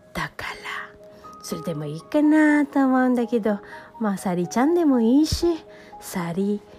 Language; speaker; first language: Japanese; non-native, fluent; Filipino